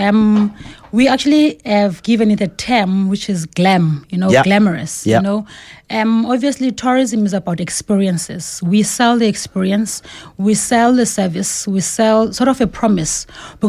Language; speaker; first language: English; non-native, local second language; Xhosa